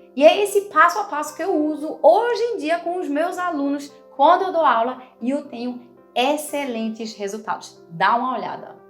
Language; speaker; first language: Portuguese; non-native, fluent; German